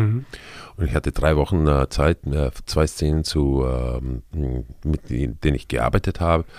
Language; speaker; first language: German; non-native, fluent; Spanish